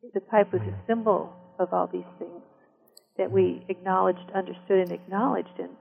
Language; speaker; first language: English; native; English